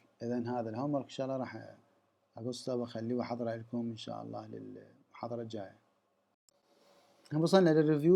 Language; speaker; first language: Arabic; native; Arabic